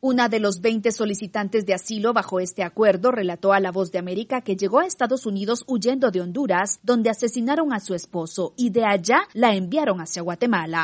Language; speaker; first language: Spanish; native; Spanish